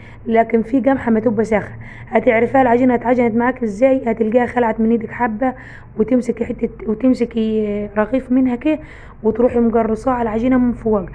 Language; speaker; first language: Arabic; native; Arabic